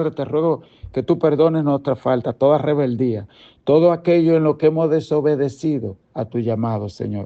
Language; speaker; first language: Spanish; native; Spanish